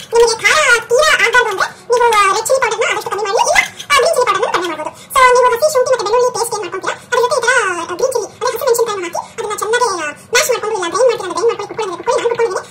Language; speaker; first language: Kannada; native; Kannada